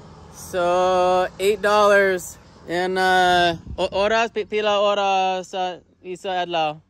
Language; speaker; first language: Cebuano; non-native, learner; English